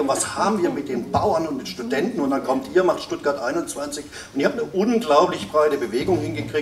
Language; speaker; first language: German; native; German